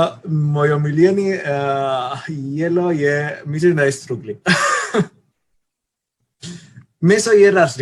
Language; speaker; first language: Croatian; non-native, learner; Spanish